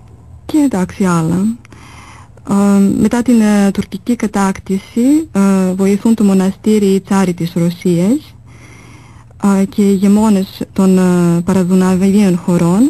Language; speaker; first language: Greek; non-native, fluent; Serbian